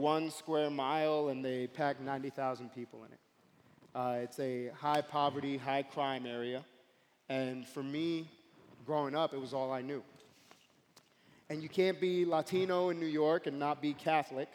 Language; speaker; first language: English; native; English